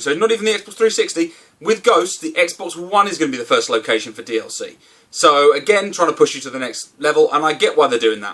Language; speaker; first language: English; native; English